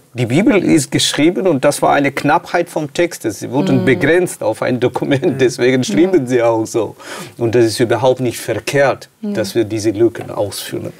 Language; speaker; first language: German; non-native, fluent; Russian